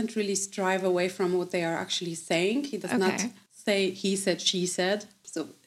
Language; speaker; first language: English; non-native, fluent; Polish